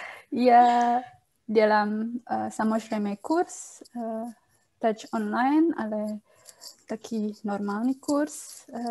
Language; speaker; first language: Czech; non-native, learner; Indonesian